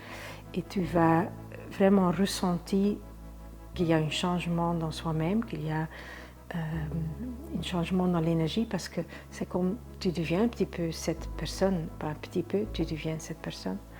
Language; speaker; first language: French; non-native, fluent; Dutch